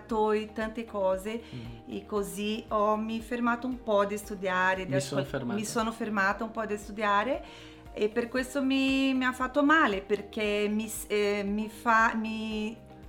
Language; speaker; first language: Italian; non-native, learner; Portuguese